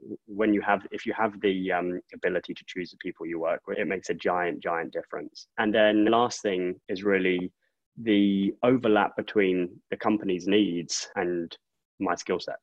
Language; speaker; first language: English; native; English